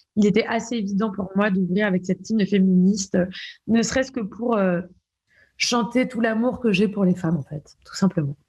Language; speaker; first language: French; native; French